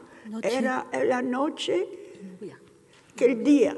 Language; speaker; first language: Spanish; early bilingual, heritage; Ladino